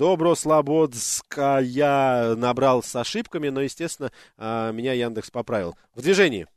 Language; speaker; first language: Russian; native; Russian